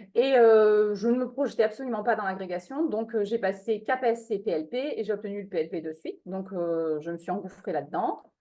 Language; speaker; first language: French; non-native, fluent; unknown